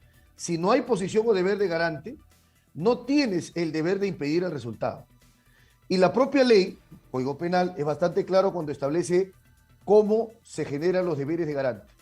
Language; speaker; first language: Spanish; native; Spanish